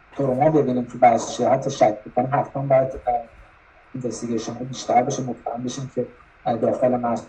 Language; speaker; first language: Persian; native; Persian